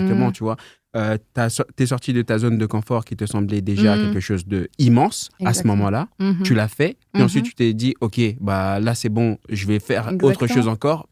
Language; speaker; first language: French; native; French